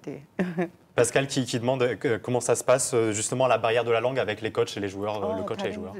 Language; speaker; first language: French; native; French